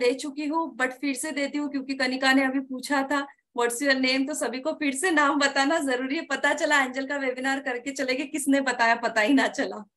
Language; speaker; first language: Hindi; non-native, local second language; Marathi